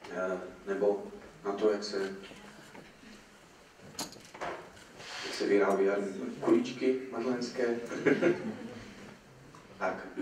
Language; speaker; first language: Czech; native; Czech